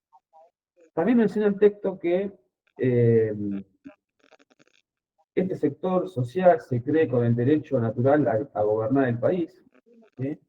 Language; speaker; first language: Spanish; native; Spanish